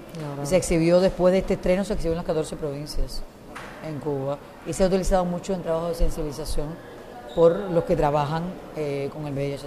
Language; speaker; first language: Spanish; native; Spanish